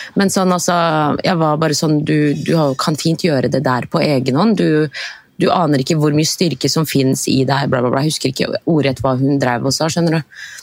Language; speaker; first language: Norwegian; early bilingual, other home language; Arabic